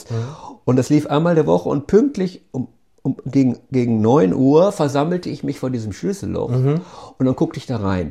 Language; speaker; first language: German; native; German